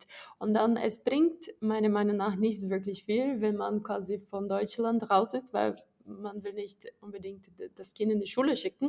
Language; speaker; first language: German; non-native, fluent; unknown